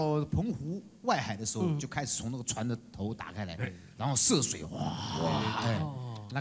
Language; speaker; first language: Chinese; native; Chinese